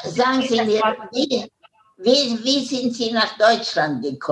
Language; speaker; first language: German; non-native, learner; Hungarian